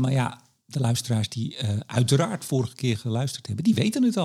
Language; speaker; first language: Dutch; native; Dutch